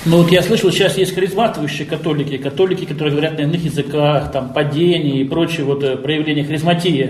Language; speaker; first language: Russian; native; Russian